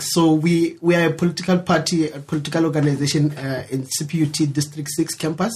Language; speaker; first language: English; non-native, local second language; Northern Sotho